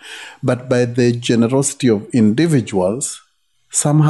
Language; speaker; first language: English; non-native, local second language; Luo (Kenya and Tanzania)